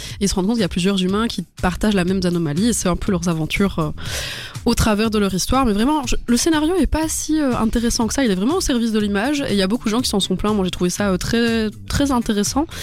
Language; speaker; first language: French; native; French